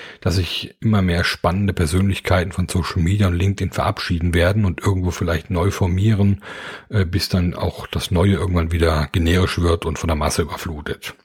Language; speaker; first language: German; native; German